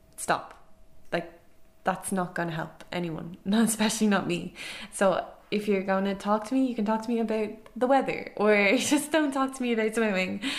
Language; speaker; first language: English; native; English